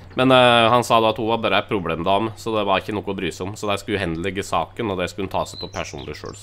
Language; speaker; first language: Norwegian; native; Norwegian